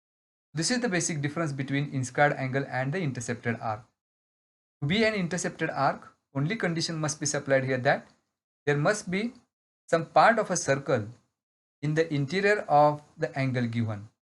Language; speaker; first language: English; non-native, local second language; Marathi